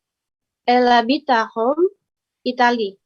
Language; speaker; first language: French; non-native, learner; Indonesian